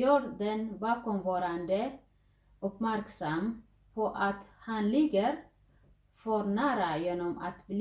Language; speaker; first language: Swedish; non-native, fluent; Tigrinya